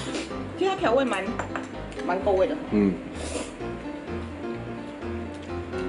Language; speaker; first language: Chinese; native; Chinese